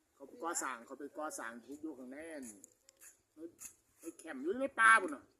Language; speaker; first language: Thai; non-native, local second language; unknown